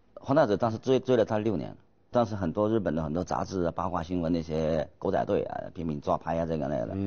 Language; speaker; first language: Chinese; native; Chinese